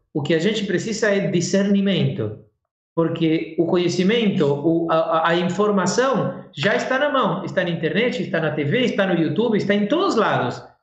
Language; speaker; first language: Portuguese; non-native, fluent; Spanish